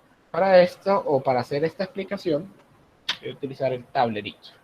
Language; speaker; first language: Spanish; native; Spanish